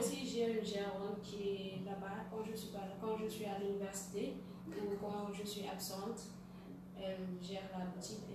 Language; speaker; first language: French; non-native, local second language; Wolof